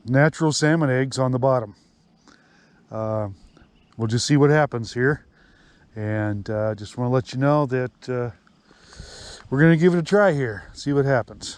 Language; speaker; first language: English; native; English